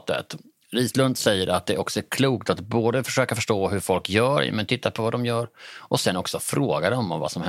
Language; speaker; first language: Swedish; native; Swedish